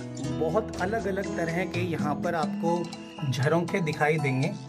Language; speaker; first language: Hindi; native; Hindi